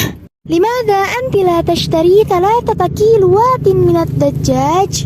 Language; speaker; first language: Arabic; non-native, learner; Indonesian